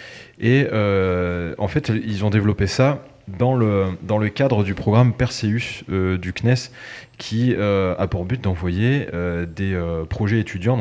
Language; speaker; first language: French; native; French